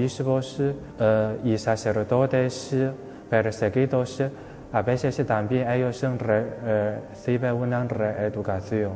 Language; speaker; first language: Spanish; non-native, fluent; Chinese